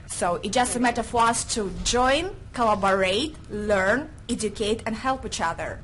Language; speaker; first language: English; non-native, fluent; Russian